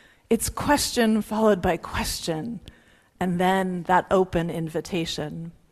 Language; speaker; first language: English; native; English